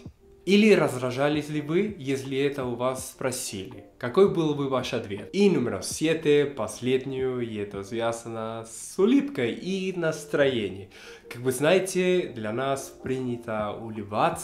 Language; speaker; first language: Russian; non-native, fluent; Spanish